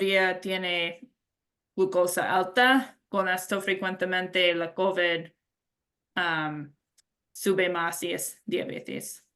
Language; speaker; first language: Spanish; non-native, learner; English